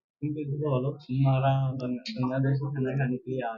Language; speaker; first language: Hindi; non-native, learner; Bangla